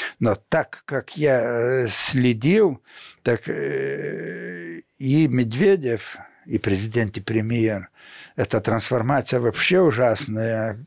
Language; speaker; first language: Russian; non-native, local second language; Lithuanian